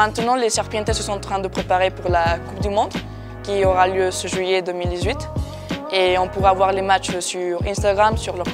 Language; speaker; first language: French; non-native, fluent; Spanish